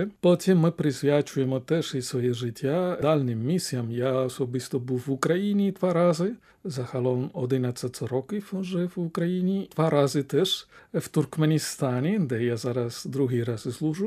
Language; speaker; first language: Ukrainian; non-native, fluent; Spanish